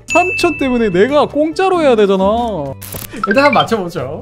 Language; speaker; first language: Korean; native; Korean